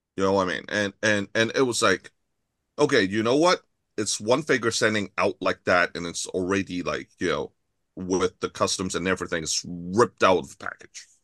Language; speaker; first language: English; non-native, local second language; Cantonese